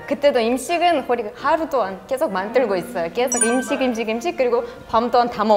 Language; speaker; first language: Korean; non-native, fluent; Russian